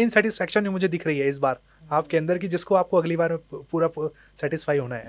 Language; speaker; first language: Hindi; native; Hindi